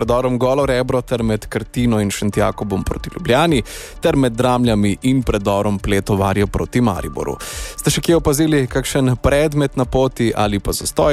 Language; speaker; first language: Slovenian; native; Slovenian